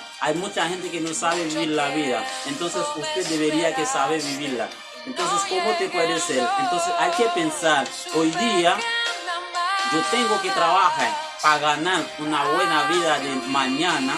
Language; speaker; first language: Spanish; non-native, learner; Haitian Creole